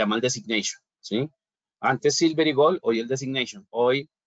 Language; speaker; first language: Spanish; native; Spanish